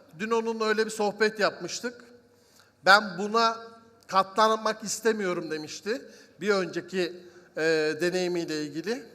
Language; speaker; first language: Turkish; native; Turkish